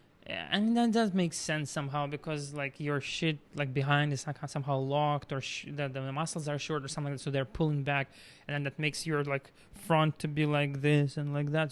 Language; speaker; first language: English; non-native, fluent; Russian